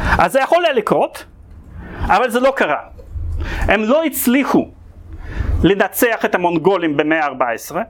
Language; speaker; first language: Hebrew; non-native, fluent; Russian